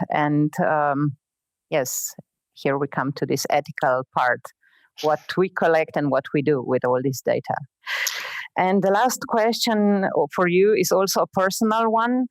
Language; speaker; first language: English; non-native, fluent; Slovenian